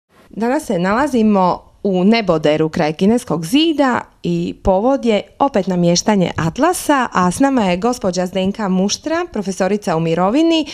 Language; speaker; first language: Croatian; native; Croatian